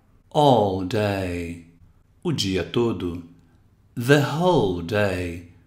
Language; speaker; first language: English; non-native, fluent; Portuguese